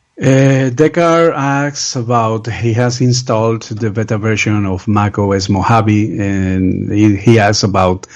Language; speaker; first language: English; non-native, learner; Spanish